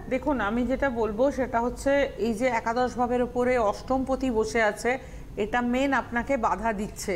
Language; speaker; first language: Bangla; native; Bangla